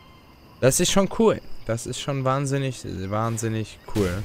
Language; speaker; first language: German; native; German